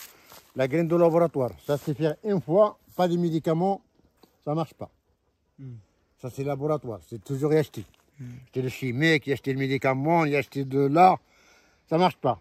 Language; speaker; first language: French; non-native, learner; Arabic